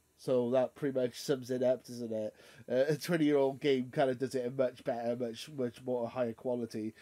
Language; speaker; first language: English; native; English